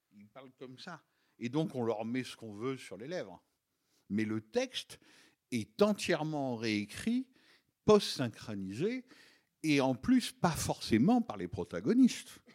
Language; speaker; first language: French; native; French